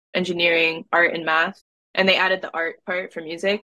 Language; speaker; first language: English; native; English